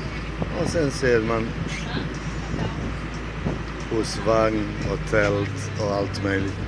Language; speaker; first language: Swedish; non-native, fluent; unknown